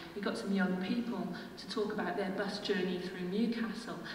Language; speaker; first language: English; native; English